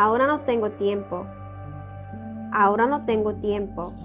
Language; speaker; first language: Spanish; non-native, fluent; Korean